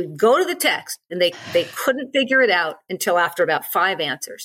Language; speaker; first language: English; native; English